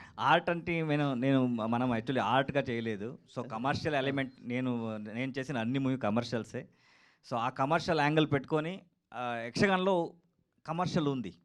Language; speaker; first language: Telugu; non-native, learner; Kannada